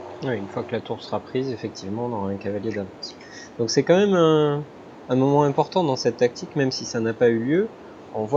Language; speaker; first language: French; native; French